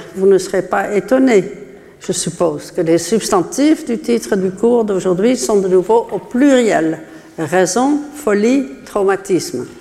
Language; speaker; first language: French; non-native, fluent; Dutch